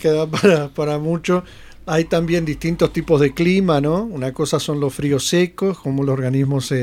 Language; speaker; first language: Spanish; native; Spanish